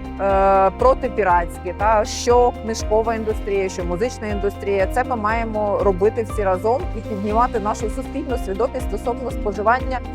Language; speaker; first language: Ukrainian; native; Ukrainian